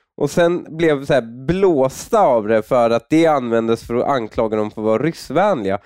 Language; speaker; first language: Swedish; native; Swedish